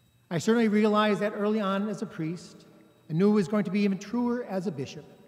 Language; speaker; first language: English; native; English